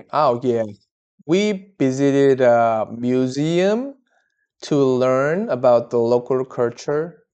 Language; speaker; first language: English; non-native, learner; Korean